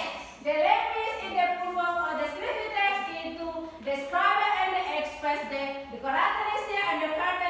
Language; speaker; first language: English; non-native, learner; Indonesian